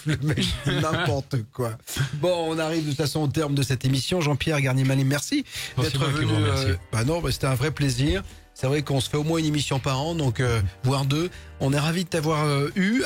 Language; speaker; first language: French; native; French